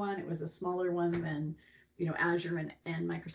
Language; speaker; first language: English; native; English